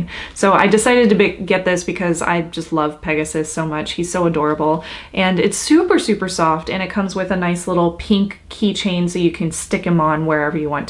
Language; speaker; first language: English; native; English